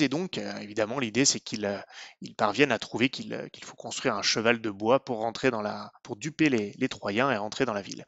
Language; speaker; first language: French; native; French